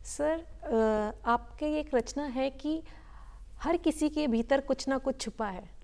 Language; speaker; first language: Hindi; native; Hindi